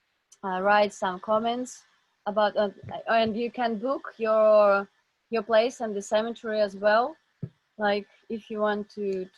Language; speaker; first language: English; non-native, learner; Russian